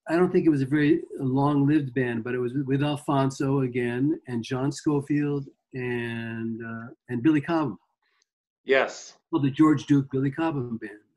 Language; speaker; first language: English; native; English